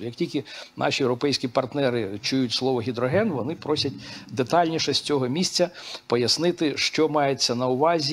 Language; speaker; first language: Ukrainian; native; Ukrainian